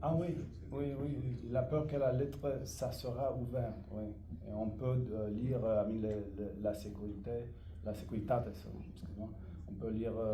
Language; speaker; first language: French; non-native, fluent; Romanian